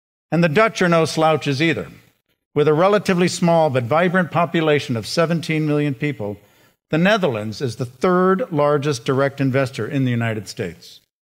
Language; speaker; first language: English; native; English